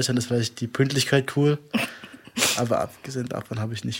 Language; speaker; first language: German; native; German